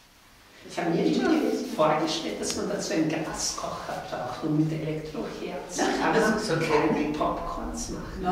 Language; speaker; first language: German; native; German